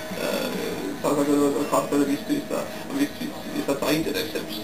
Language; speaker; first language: Georgian; non-native, learner; English